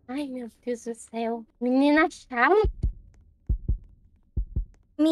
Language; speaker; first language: Portuguese; native; Portuguese